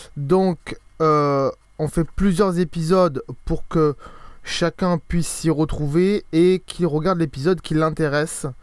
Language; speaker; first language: French; native; French